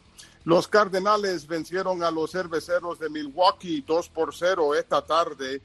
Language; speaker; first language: Spanish; native; Spanish